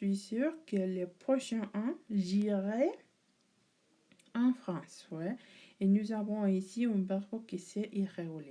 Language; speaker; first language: French; non-native, learner; Spanish